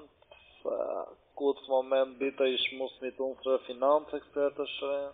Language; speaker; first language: German; non-native, learner; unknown